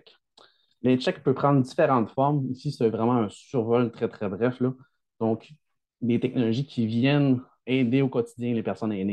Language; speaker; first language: French; native; French